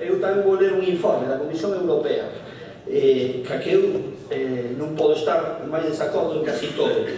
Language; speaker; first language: Spanish; non-native, local second language; Galician